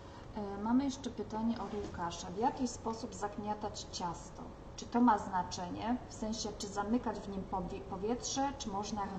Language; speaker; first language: Polish; native; Polish